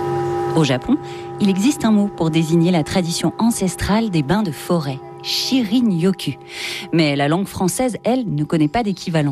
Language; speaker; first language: French; native; French